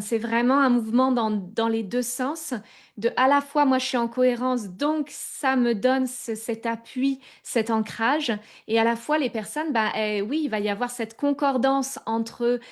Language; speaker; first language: French; native; French